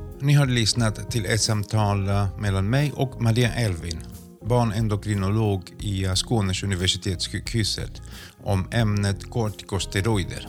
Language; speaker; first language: Swedish; non-native, fluent; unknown